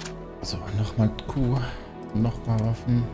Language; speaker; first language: German; native; German